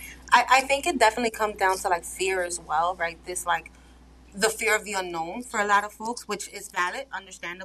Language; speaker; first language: English; early bilingual, other home language; Spanish